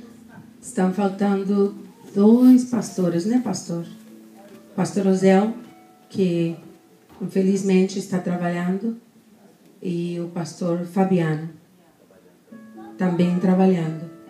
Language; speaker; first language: Portuguese; non-native, fluent; Spanish